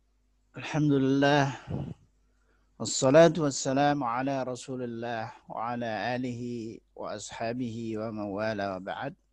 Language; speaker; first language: Arabic; non-native, fluent; Indonesian